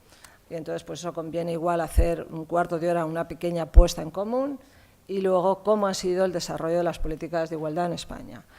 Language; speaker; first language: Spanish; native; Spanish